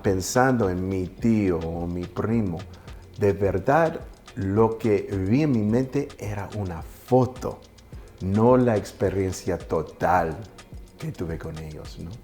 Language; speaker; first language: Spanish; early bilingual, heritage; Spanish